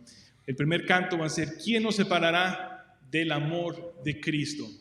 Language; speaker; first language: Spanish; native; Spanish